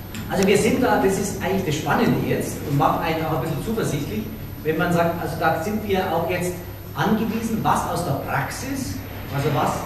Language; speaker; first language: German; native; German